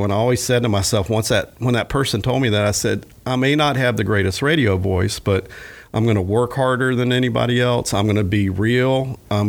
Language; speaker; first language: English; native; English